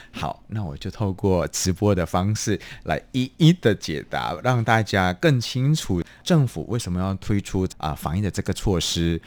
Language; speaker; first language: Chinese; non-native, fluent; Indonesian